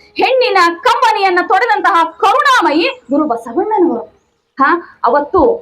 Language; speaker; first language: Kannada; non-native, local second language; Tamil